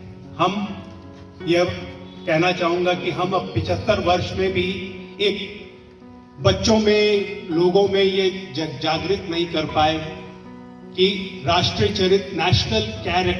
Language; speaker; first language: Hindi; native; Hindi